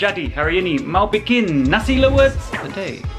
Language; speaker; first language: Indonesian; non-native, learner; English